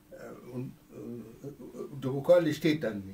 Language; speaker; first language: German; non-native, fluent; Persian